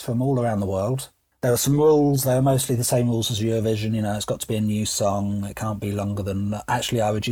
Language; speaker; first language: English; native; English